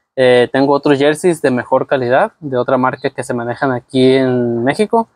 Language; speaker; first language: Spanish; native; Spanish